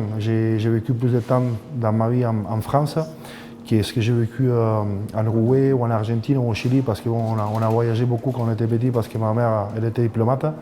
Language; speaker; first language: French; non-native, fluent; Spanish